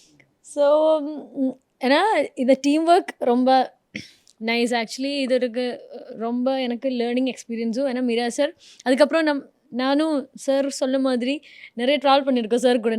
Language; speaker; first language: Tamil; non-native, fluent; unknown